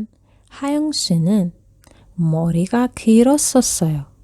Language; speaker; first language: Korean; non-native, fluent; Persian